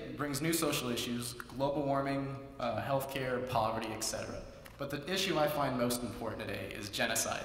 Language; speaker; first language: English; native; English